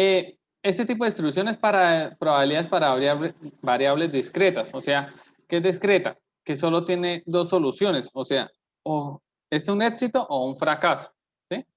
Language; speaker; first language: Spanish; native; Spanish